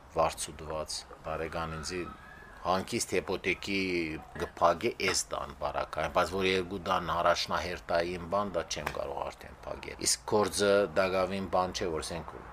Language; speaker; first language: Armenian; early bilingual, heritage; Armenian